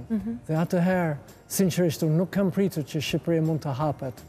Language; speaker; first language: Albanian; non-native, learner; English